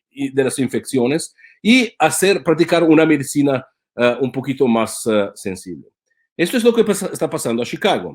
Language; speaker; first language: Spanish; non-native, fluent; Italian